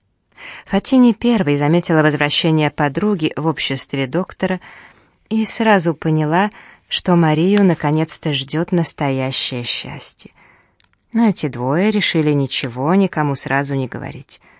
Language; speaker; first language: Russian; native; Russian